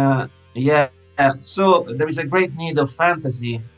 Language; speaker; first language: English; non-native, fluent; Italian